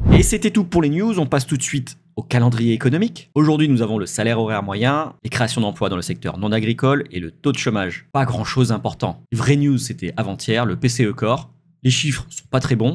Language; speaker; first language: French; native; French